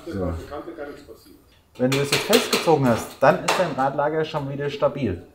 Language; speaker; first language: German; native; German